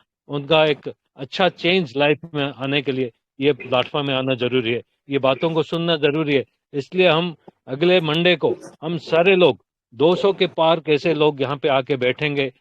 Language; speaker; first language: Hindi; non-native, local second language; Odia